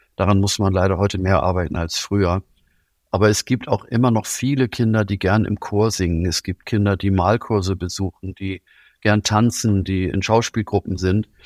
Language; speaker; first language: German; native; German